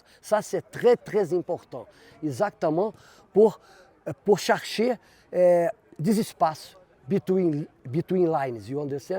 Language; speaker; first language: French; non-native, fluent; Portuguese